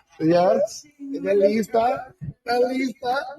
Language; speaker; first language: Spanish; non-native, learner; English